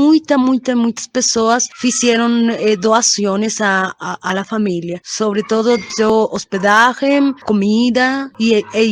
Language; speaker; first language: Portuguese; non-native, learner; Spanish